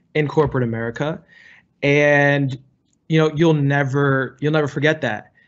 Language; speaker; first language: English; native; English